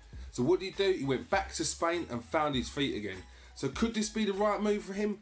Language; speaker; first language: English; native; English